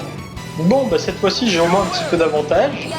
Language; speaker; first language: French; native; French